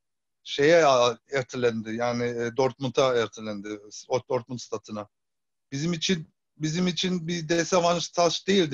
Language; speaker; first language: Turkish; early bilingual, heritage; Turkish